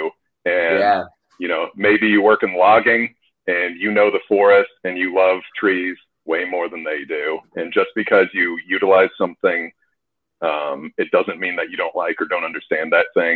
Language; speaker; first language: English; native; English